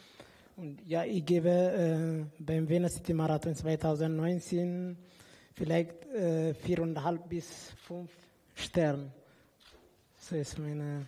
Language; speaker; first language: German; non-native, fluent; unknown